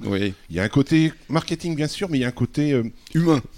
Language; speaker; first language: French; native; French